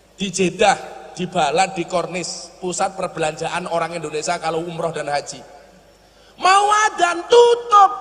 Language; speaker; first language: Indonesian; non-native, local second language; Javanese